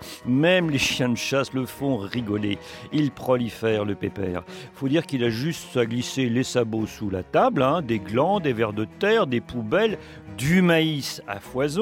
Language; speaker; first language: French; native; French